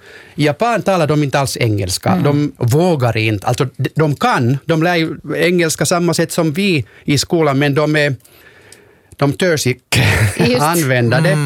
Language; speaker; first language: Swedish; non-native, local second language; Finnish